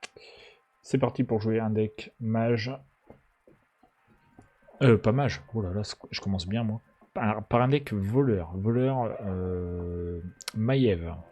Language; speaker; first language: French; native; French